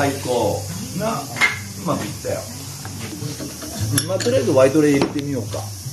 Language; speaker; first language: Japanese; native; Japanese